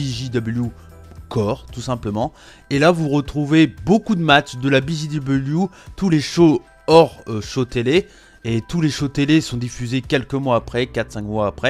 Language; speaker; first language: French; native; French